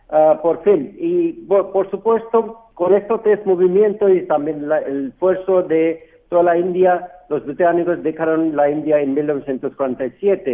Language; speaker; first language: Spanish; non-native, fluent; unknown